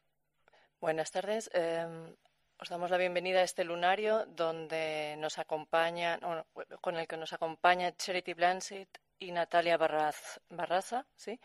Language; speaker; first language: Spanish; native; Spanish